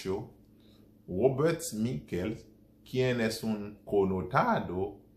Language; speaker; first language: Spanish; non-native, fluent; Haitian Creole